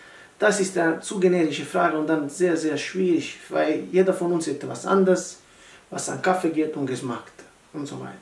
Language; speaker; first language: German; non-native, learner; Italian